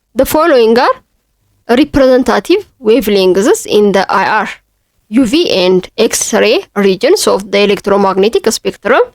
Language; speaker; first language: English; non-native, local second language; Amharic